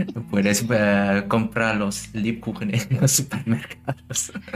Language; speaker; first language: Spanish; non-native, learner; German